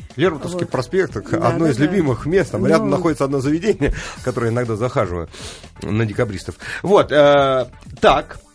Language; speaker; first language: Russian; native; Russian